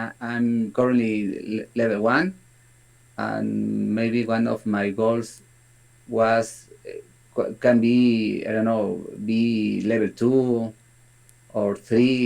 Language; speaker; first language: English; non-native, learner; Spanish